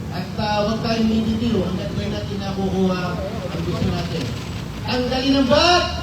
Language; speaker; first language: Filipino; native; Filipino